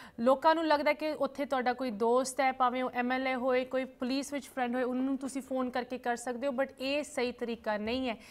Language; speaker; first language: Punjabi; early bilingual, heritage; Punjabi